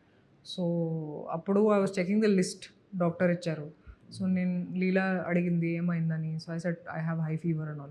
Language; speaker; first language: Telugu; non-native, local second language; Hindi